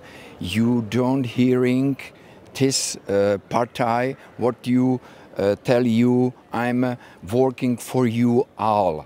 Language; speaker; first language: English; non-native, learner; Slovak